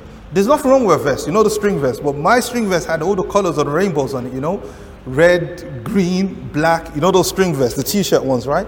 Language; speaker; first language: English; native; English